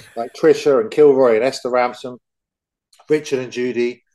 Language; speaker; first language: English; native; English